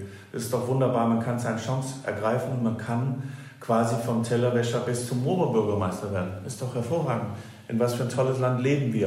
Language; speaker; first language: German; non-native, fluent; Danish